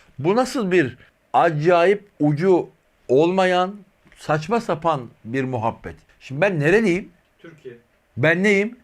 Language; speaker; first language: Turkish; native; Turkish